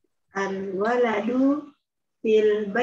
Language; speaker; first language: Arabic; non-native, learner; Indonesian